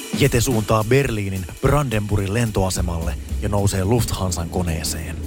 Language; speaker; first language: Finnish; native; Finnish